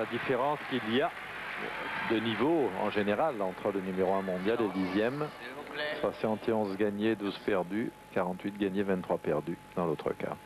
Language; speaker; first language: French; native; French